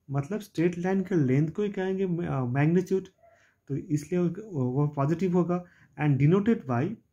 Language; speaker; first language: Hindi; non-native, local second language; Bangla